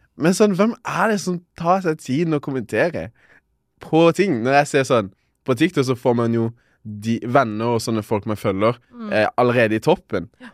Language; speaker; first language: Norwegian; early bilingual, other home language; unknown